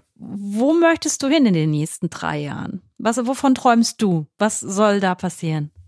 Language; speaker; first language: German; native; German